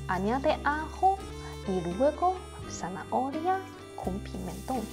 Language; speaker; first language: Spanish; non-native, learner; Chinese